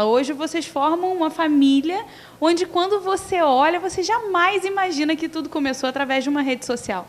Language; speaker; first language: Portuguese; native; Portuguese